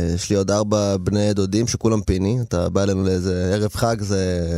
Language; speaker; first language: Hebrew; native; Hebrew